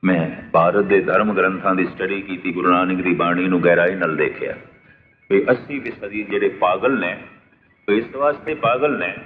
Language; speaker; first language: Hindi; non-native, local second language; Punjabi